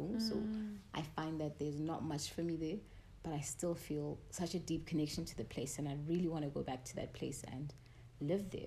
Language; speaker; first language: English; non-native, local second language; Tswana